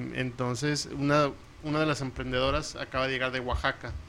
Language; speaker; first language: Spanish; early bilingual, heritage; Spanish